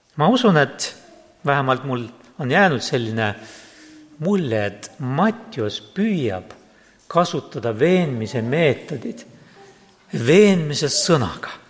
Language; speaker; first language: Estonian; non-native, local second language; Russian